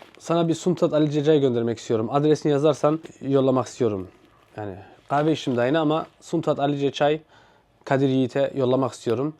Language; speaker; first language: Turkish; early bilingual, heritage; Turkish